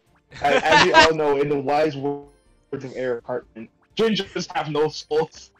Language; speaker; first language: English; native; English